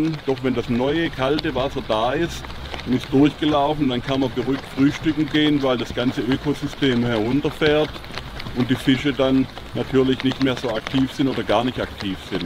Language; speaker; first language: German; native; German